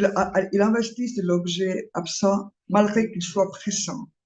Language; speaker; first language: French; non-native, fluent; Spanish